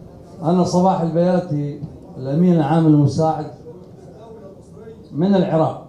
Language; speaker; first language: Arabic; native; Arabic